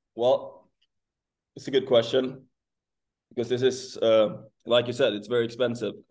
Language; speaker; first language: English; non-native, fluent; Swedish